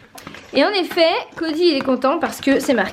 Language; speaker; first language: French; native; French